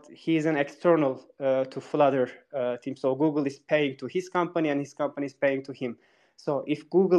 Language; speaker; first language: English; non-native, fluent; Turkish